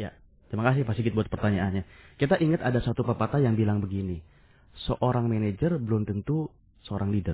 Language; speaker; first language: Indonesian; native; Indonesian